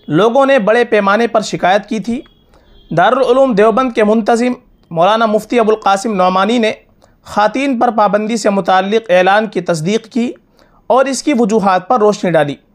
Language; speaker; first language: Urdu; native; Urdu